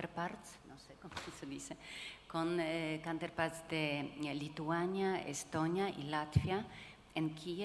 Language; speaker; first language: Spanish; non-native, fluent; Polish